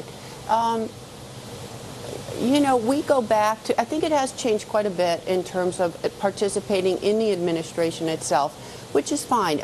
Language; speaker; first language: English; native; English